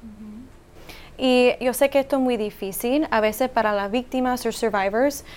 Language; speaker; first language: Spanish; early bilingual, heritage; English